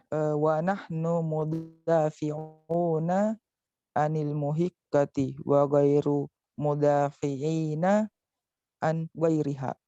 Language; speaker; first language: Arabic; non-native, learner; Indonesian